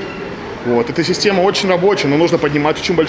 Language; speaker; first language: Russian; native; Russian